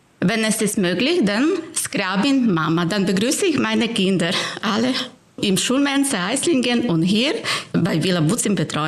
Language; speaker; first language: German; non-native, fluent; Ukrainian